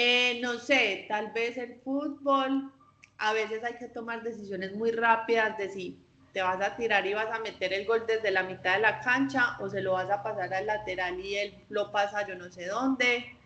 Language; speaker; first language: Spanish; native; Spanish